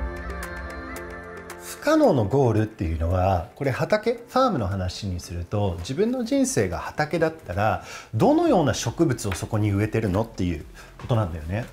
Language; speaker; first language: Japanese; non-native, fluent; English